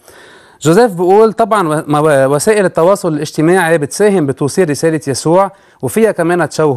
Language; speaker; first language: Arabic; native; Arabic